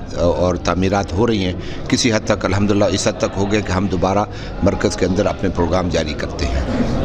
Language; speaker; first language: Urdu; non-native, local second language; Punjabi